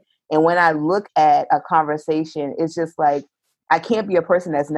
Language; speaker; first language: English; native; English